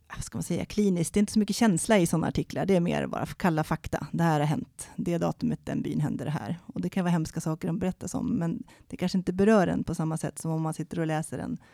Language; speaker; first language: Swedish; native; Swedish